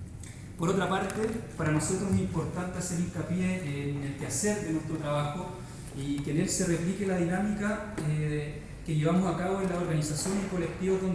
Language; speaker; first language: Spanish; native; Spanish